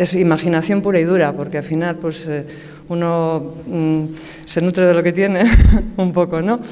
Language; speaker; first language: Spanish; native; Spanish